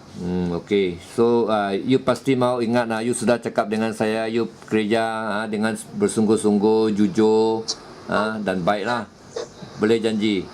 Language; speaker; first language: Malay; non-native, local second language; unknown